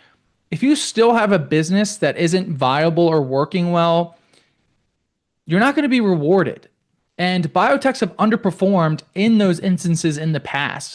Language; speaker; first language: English; native; English